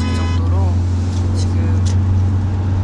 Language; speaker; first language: Korean; native; Korean